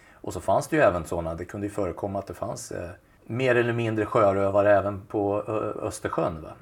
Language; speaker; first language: Swedish; native; Swedish